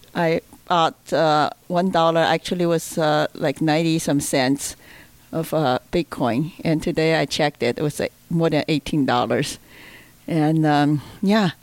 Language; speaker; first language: English; non-native, fluent; Chinese